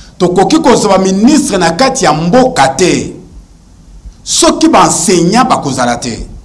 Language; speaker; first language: Lingala; native; Lingala